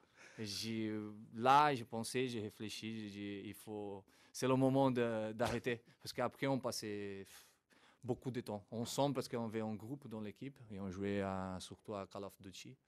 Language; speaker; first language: French; non-native, fluent; Portuguese